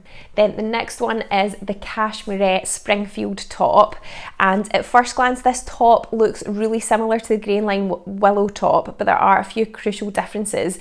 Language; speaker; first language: English; native; English